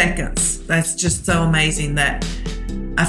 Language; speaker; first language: English; native; English